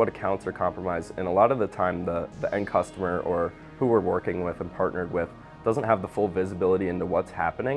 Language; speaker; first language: English; native; English